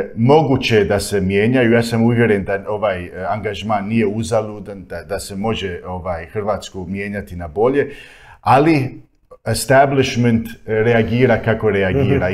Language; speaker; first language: Croatian; early bilingual, heritage; Croatian